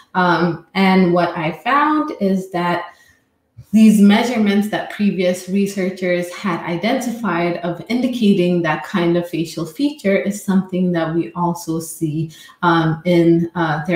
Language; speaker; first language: English; non-native, fluent; Amharic